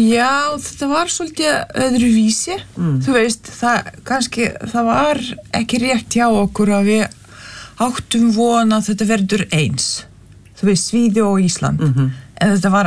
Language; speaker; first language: Icelandic; non-native, fluent; Lithuanian